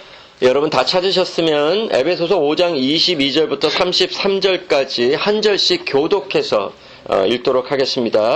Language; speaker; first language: Korean; native; Korean